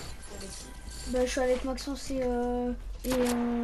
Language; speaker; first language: French; native; French